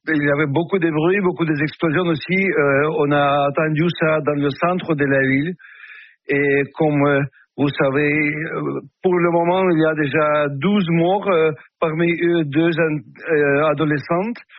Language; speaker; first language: French; non-native, fluent; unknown